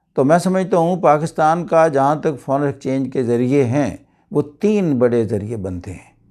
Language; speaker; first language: Urdu; native; Urdu